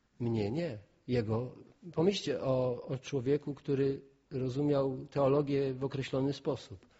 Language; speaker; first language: Polish; non-native, local second language; Kashubian